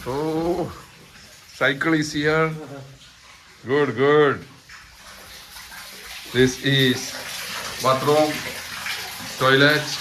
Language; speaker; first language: English; non-native, fluent; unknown